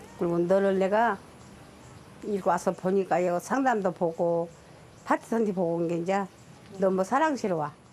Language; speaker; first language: Korean; native; Korean